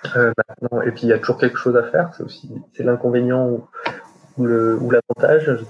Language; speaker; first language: French; native; French